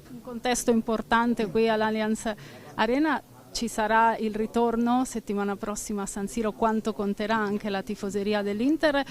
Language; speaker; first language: Italian; native; Italian